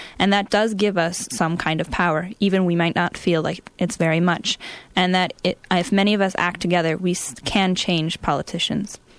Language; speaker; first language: English; native; English